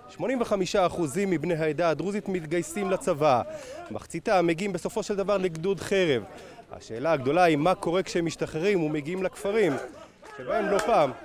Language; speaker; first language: Hebrew; native; Hebrew